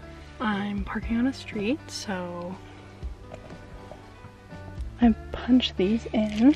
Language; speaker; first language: English; native; English